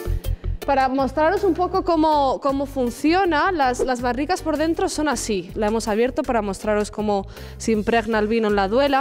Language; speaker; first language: Spanish; native; Spanish